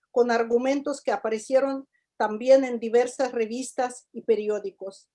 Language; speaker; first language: Spanish; non-native, fluent; Russian